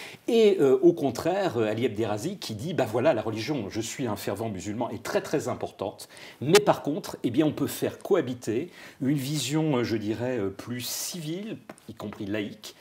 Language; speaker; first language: French; native; French